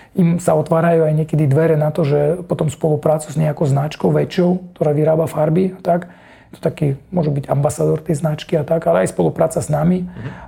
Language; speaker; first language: Slovak; non-native, fluent; Russian